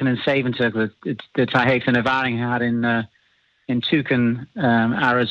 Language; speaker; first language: Dutch; non-native, learner; English